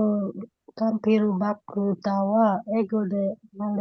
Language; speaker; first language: Japanese; non-native, learner; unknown